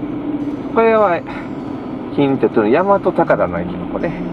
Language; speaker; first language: Japanese; native; Japanese